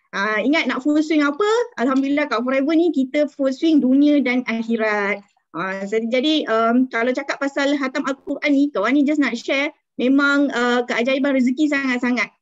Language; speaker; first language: Malay; native; Malay